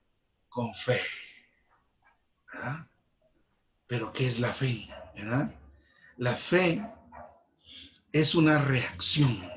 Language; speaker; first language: Spanish; native; Spanish